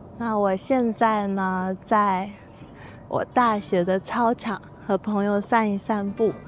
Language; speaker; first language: Chinese; native; Chinese